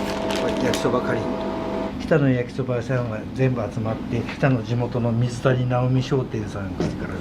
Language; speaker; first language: Japanese; native; Japanese